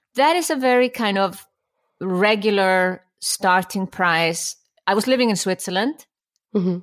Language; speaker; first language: English; non-native, fluent; Icelandic